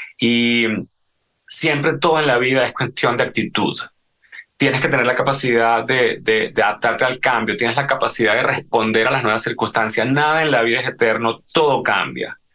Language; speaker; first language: Spanish; native; Spanish